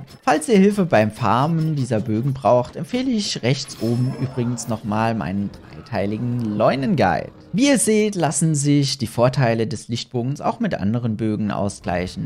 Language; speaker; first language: German; native; German